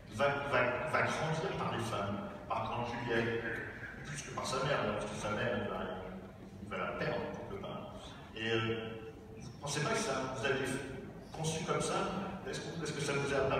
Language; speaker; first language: French; native; French